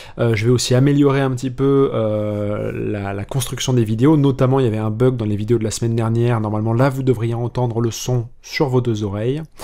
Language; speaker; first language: French; native; French